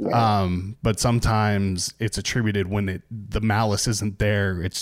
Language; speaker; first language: English; native; English